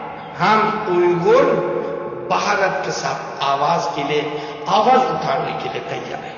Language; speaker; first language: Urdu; non-native, learner; Uyghur